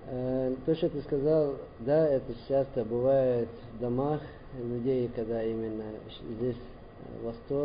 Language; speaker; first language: Russian; non-native, learner; Arabic